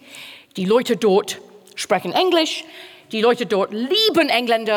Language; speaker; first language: German; non-native, fluent; English